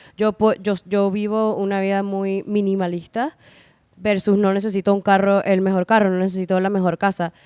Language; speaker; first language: Spanish; early bilingual, heritage; Spanish